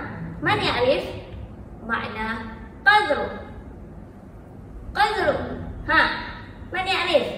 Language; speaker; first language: Arabic; non-native, learner; Malay